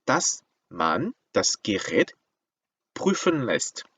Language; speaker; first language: German; non-native, fluent; Korean